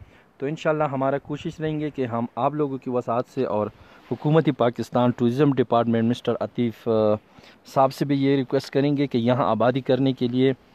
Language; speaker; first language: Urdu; non-native, local second language; Pashto